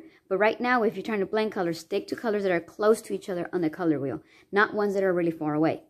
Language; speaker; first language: English; native; English